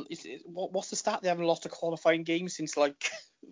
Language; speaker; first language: English; native; English